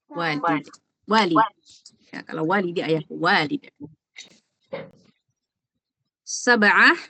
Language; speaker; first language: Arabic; non-native, fluent; Indonesian